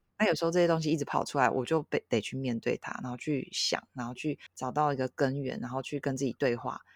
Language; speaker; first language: Chinese; native; Chinese